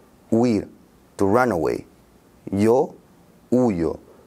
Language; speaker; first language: English; non-native, fluent; Spanish